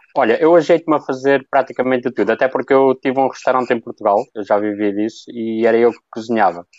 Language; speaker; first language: Portuguese; native; Portuguese